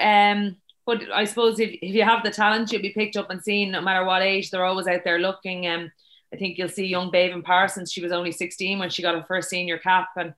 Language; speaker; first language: English; native; English